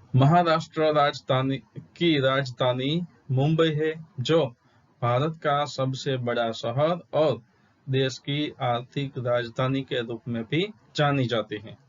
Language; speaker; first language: Hindi; non-native, local second language; Gujarati